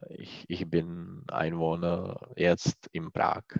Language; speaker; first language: German; non-native, learner; Czech